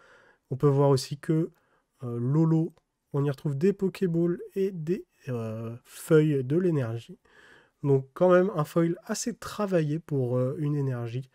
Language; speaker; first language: French; native; French